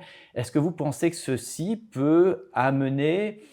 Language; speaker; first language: French; native; French